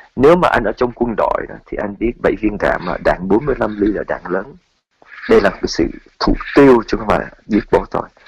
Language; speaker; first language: Vietnamese; early bilingual, heritage; Vietnamese